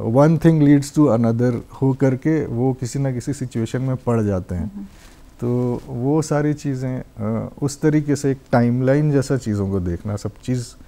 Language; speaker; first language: Hindi; non-native, local second language; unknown